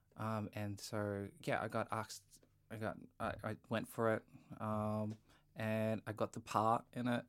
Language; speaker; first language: English; native; English